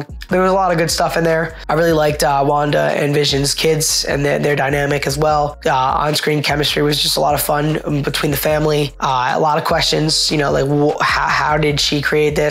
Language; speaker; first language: English; native; English